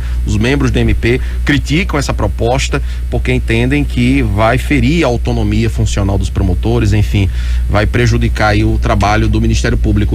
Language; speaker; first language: Portuguese; native; Portuguese